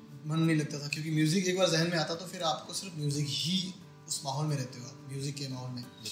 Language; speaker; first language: Hindi; non-native, local second language; Marwari